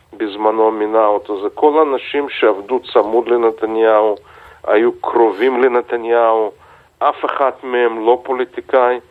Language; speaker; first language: Hebrew; non-native, fluent; Russian